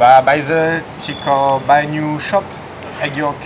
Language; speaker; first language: Vietnamese; non-native, learner; French